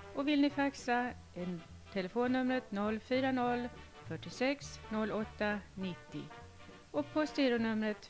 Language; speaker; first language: Swedish; native; Swedish